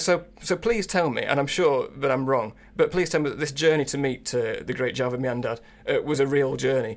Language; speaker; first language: English; native; English